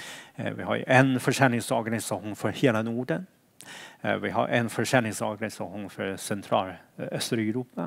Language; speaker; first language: Swedish; non-native, fluent; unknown